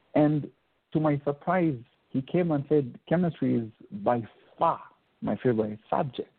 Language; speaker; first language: English; non-native, local second language; Bemba